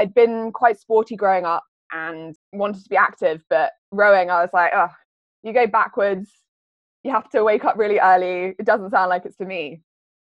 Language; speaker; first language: English; native; English